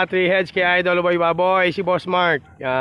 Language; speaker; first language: Filipino; native; Filipino